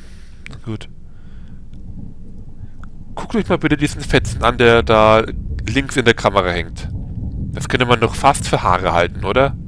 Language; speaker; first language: German; native; German